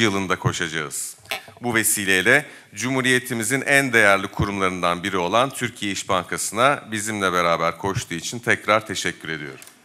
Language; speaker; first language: Turkish; native; Turkish